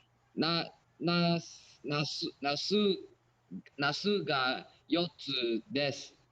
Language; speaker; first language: Japanese; non-native, learner; English